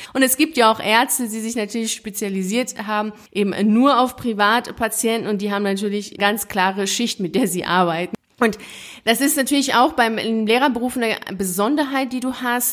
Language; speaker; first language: German; native; German